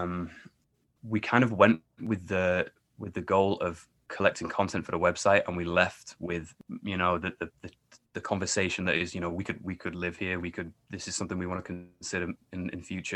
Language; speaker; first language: English; native; English